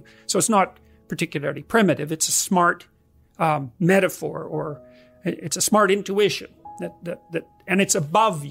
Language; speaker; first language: English; native; English